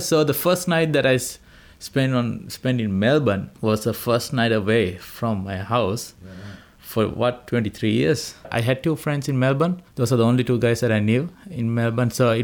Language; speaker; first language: English; non-native, local second language; Sinhala